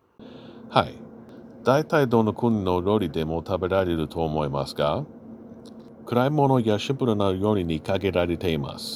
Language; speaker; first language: Japanese; non-native, learner; English